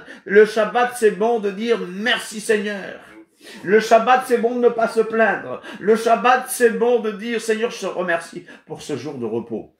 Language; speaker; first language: French; non-native, fluent; Kabuverdianu